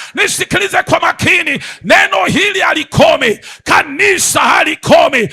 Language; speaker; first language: Swahili; native; Swahili